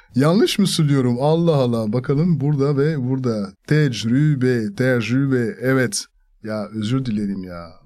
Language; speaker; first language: Turkish; non-native, fluent; French